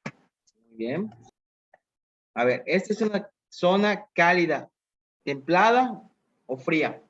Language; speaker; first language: Spanish; native; Spanish